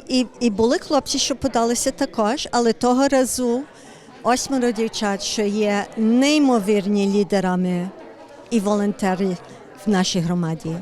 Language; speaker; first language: Ukrainian; early bilingual, heritage; Ukrainian